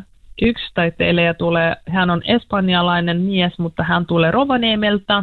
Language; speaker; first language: Finnish; non-native, learner; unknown